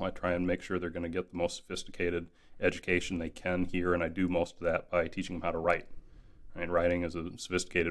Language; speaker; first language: English; native; English